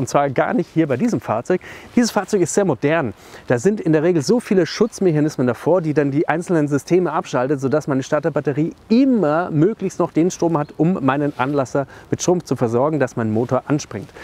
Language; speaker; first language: German; native; German